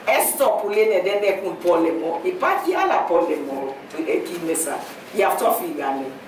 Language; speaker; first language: Greek; non-native, fluent; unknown